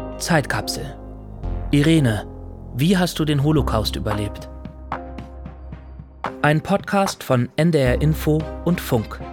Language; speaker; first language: German; native; German